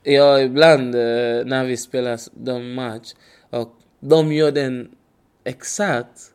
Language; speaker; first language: Swedish; non-native, learner; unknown